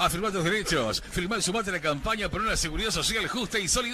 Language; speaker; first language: Spanish; native; Spanish